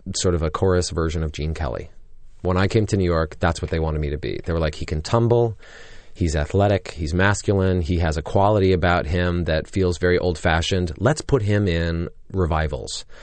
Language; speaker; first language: English; native; English